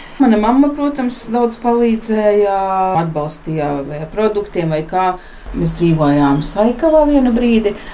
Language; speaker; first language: Latvian; native; Latvian